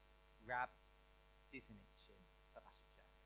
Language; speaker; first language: Turkish; non-native, learner; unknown